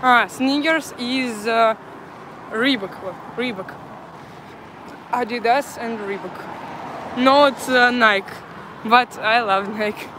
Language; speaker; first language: English; non-native, learner; Russian